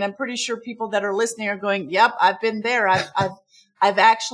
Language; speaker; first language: English; non-native, fluent; German